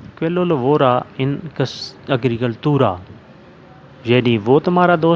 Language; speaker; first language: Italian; non-native, learner; Urdu